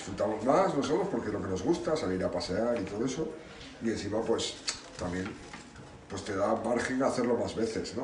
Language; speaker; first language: Spanish; native; Spanish